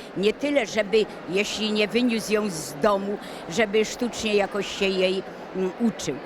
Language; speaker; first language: Polish; native; Polish